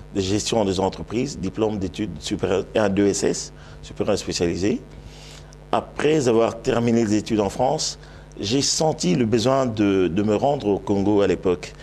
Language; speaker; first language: French; non-native, local second language; Lingala